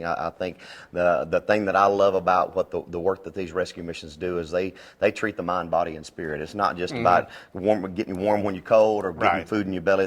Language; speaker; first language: English; native; English